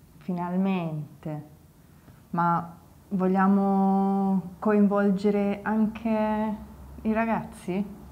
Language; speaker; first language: Italian; non-native, fluent; English